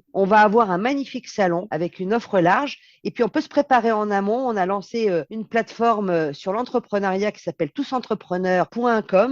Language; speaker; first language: French; native; French